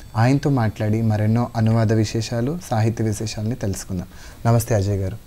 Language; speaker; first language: Telugu; native; Telugu